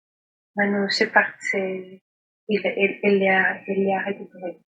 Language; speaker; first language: French; non-native, learner; Spanish